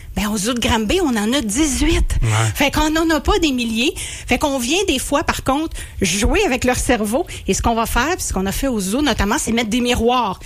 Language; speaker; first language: French; native; French